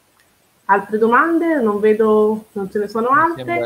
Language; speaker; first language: Italian; native; Italian